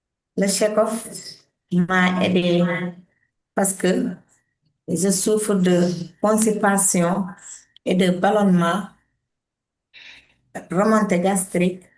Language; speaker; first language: French; non-native, learner; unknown